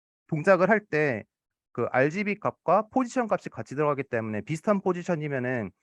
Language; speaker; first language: Korean; native; Korean